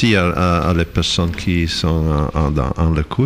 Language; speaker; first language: French; non-native, fluent; Italian